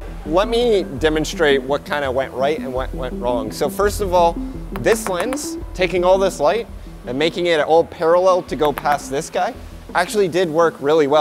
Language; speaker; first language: English; native; English